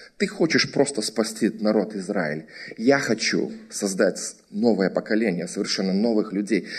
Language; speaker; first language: Russian; early bilingual, heritage; Russian